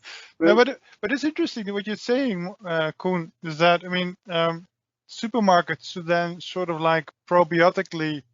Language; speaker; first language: English; non-native, fluent; Dutch